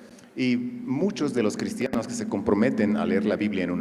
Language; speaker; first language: Spanish; native; Spanish